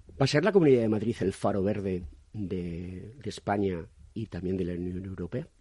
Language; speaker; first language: Spanish; native; Spanish